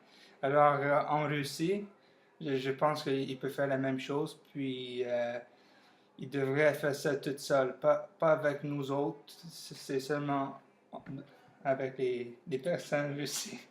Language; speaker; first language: French; non-native, local second language; English